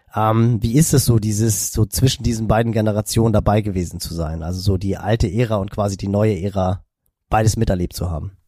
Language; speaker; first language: German; native; German